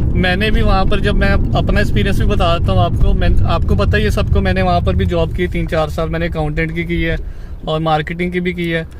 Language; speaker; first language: Hindi; non-native, local second language; Punjabi